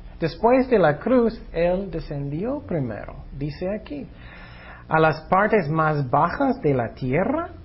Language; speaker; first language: Spanish; non-native, fluent; English